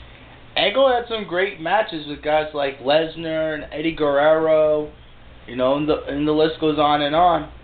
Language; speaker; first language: English; native; English